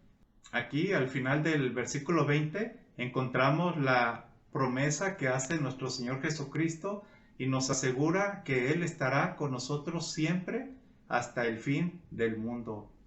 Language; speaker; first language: Spanish; native; Spanish